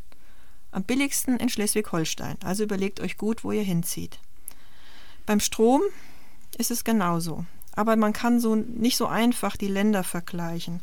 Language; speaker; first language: German; native; German